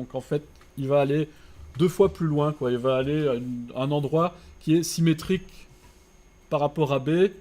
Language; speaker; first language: French; native; French